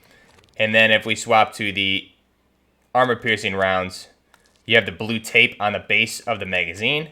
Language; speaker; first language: English; native; English